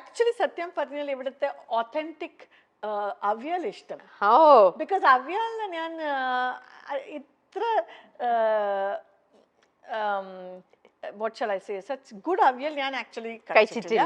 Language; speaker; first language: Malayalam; non-native, fluent; Kannada